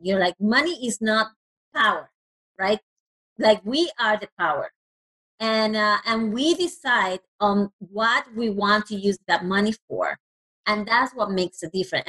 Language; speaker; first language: English; non-native, fluent; Spanish